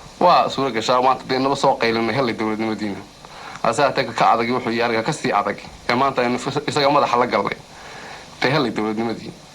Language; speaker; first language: Somali; native; Somali